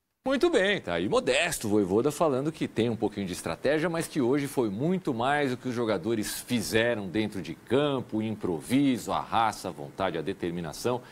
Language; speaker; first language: Portuguese; native; Portuguese